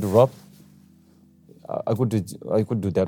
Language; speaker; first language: English; non-native, local second language; Sherpa